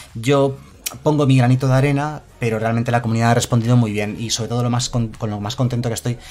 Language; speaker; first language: Spanish; native; Spanish